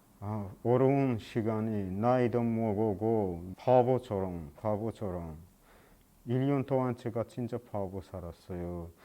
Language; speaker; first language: Korean; non-native, learner; Persian